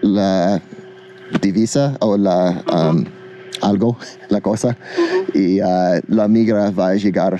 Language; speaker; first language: Spanish; non-native, learner; English